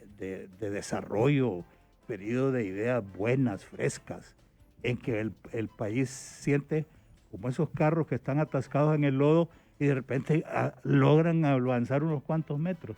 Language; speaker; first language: Spanish; native; Spanish